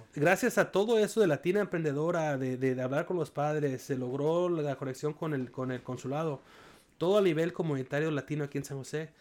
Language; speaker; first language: Spanish; native; Spanish